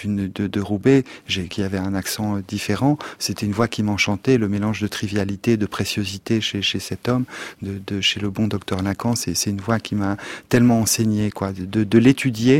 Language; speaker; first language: French; native; French